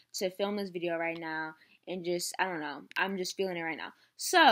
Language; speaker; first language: English; native; English